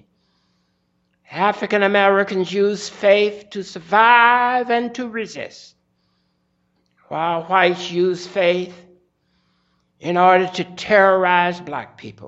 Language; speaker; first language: English; native; English